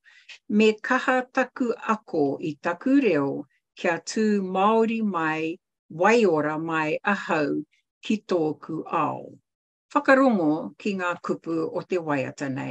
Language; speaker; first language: Māori; non-native, local second language; English